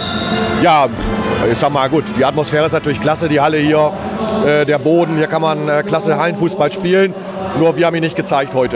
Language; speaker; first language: German; native; German